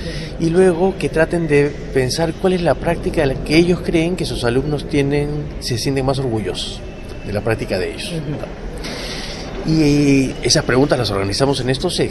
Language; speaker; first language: Spanish; native; Spanish